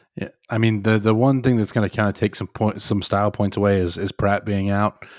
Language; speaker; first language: English; native; English